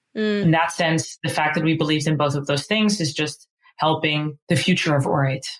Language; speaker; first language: English; non-native, fluent; Dutch